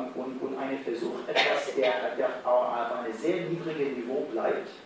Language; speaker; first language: German; non-native, fluent; English